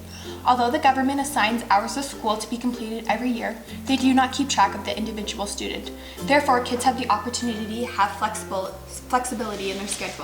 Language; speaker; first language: English; native; English